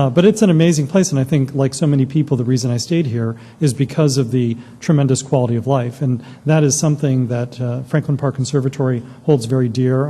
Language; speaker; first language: English; native; English